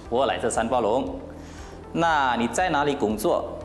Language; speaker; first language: Chinese; non-native, fluent; Indonesian